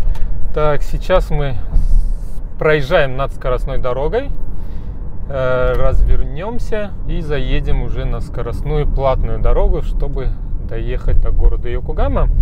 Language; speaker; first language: Russian; native; Russian